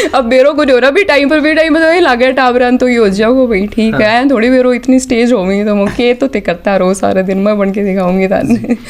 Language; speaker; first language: Hindi; native; Hindi